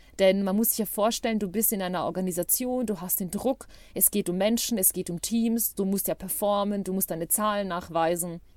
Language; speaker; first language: German; non-native, fluent; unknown